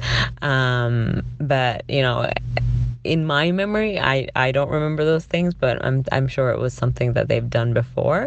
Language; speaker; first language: English; native; English